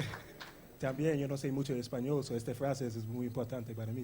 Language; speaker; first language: Spanish; non-native, learner; English